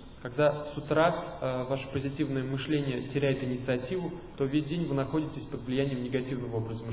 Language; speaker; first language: Russian; native; Russian